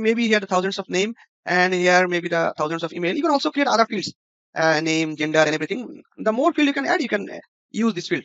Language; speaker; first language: English; non-native, local second language; Bangla